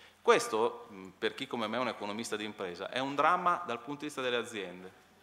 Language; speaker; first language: Italian; native; Italian